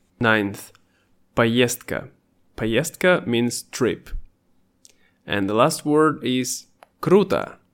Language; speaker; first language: Russian; native; Russian